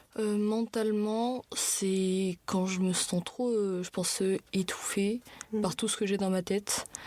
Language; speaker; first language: French; non-native, local second language; Arabic